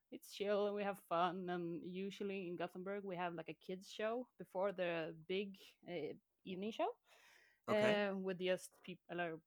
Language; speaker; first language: English; non-native, fluent; Swedish